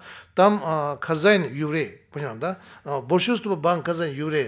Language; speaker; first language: Russian; non-native, learner; Tibetan